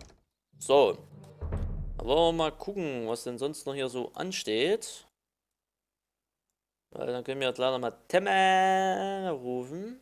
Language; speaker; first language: German; native; German